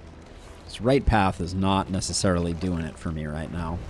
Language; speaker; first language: English; native; English